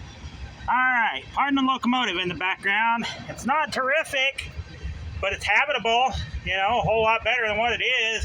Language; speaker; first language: English; native; English